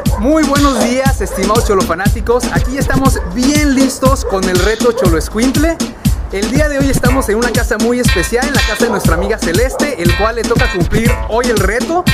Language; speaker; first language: Spanish; native; Spanish